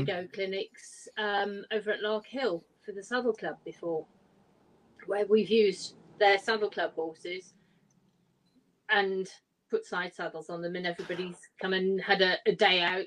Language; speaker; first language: English; native; English